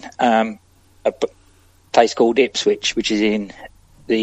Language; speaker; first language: English; native; English